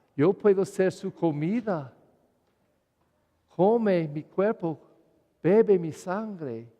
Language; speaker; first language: Spanish; non-native, learner; English